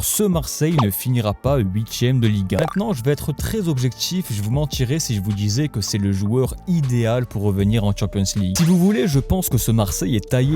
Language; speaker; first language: French; native; French